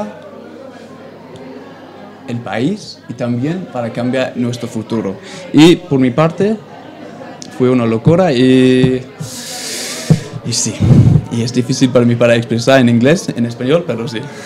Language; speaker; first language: Spanish; non-native, fluent; English